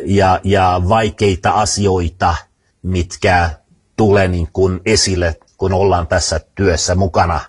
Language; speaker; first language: Finnish; non-native, fluent; Swedish